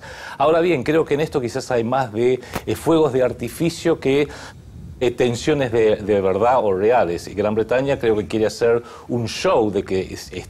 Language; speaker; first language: Spanish; native; Spanish